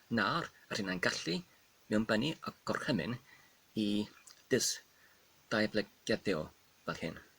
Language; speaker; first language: Welsh; non-native, learner; Polish